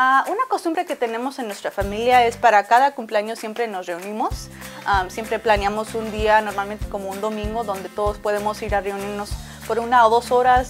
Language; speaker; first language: Spanish; early bilingual, heritage; Spanish